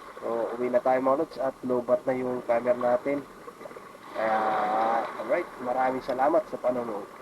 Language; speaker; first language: Filipino; native; Filipino